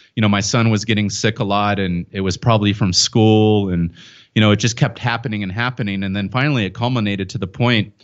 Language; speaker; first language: English; native; English